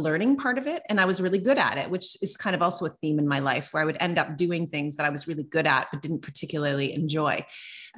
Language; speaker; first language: English; native; English